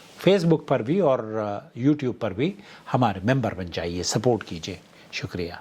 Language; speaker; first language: Urdu; native; Urdu